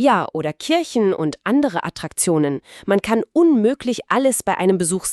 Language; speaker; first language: German; native; German